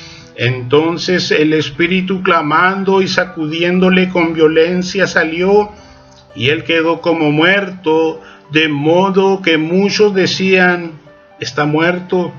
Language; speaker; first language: Spanish; native; Spanish